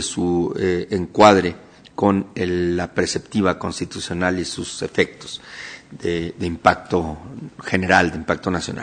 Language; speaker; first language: Spanish; native; Spanish